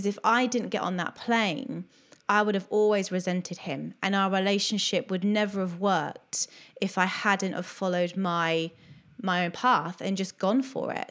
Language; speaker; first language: English; native; English